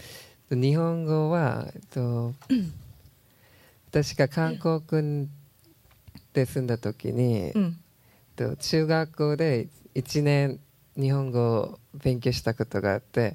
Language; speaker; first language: Japanese; non-native, learner; Korean